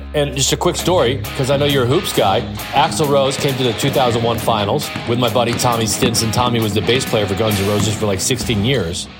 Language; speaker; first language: English; native; English